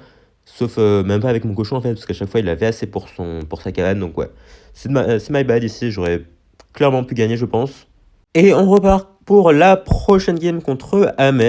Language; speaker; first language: French; native; French